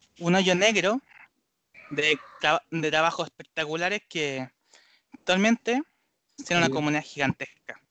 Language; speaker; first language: Spanish; non-native, learner; Japanese